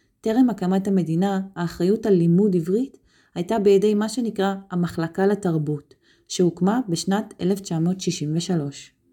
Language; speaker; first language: Hebrew; native; Hebrew